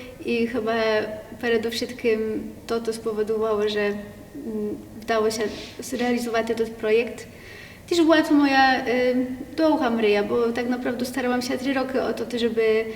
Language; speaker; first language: Polish; non-native, local second language; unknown